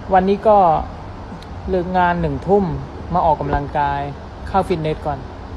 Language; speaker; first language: Thai; non-native, fluent; Khmer